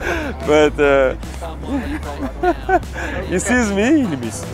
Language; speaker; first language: English; non-native, fluent; French